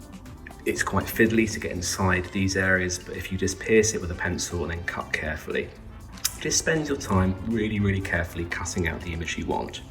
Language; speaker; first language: English; native; English